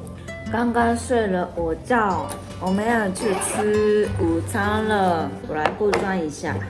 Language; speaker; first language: Chinese; non-native, fluent; Japanese